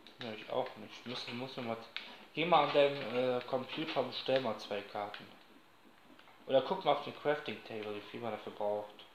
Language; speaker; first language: German; native; German